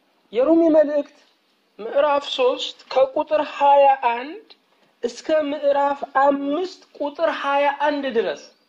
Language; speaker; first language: Amharic; native; Amharic